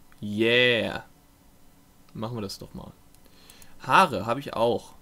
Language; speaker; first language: German; native; German